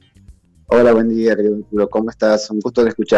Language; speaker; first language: Spanish; native; Spanish